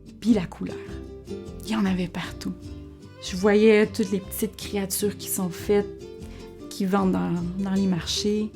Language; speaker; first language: French; early bilingual, other home language; Spanish